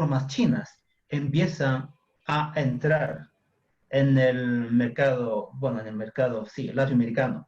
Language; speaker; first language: Spanish; non-native, fluent; Chinese